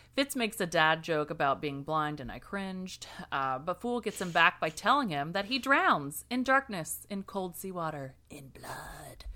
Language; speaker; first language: English; native; English